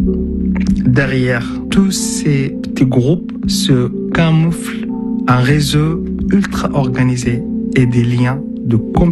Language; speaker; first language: French; non-native, fluent; Arabic